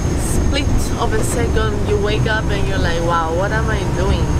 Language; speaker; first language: English; non-native, fluent; Greek